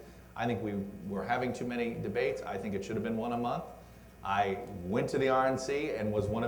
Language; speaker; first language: English; native; English